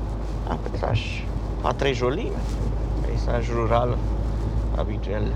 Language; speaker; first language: French; non-native, learner; Romanian